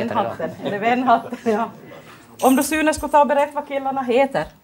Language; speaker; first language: Swedish; native; Swedish